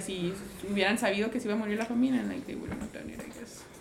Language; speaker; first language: English; early bilingual, other home language; Spanish